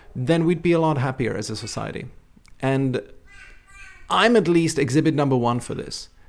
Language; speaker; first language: English; non-native, fluent; Czech